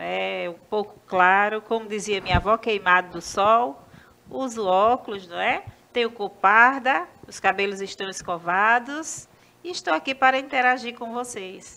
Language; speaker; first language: Portuguese; native; Portuguese